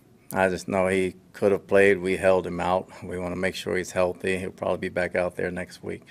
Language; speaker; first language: English; native; English